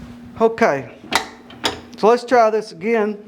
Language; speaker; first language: English; native; English